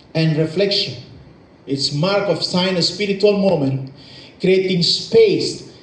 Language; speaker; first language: English; non-native, learner; Indonesian